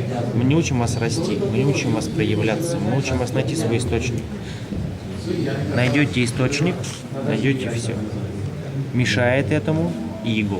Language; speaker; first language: Russian; native; Russian